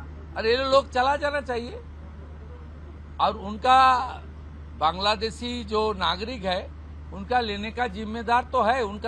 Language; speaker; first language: Hindi; non-native, local second language; Bangla